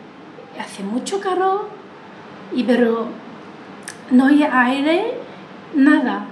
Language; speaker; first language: Spanish; non-native, learner; Chinese